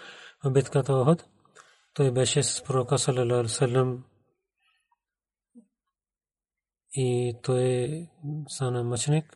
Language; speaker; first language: Bulgarian; non-native, learner; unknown